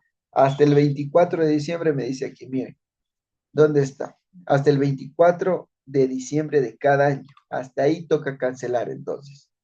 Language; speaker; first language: Spanish; native; Spanish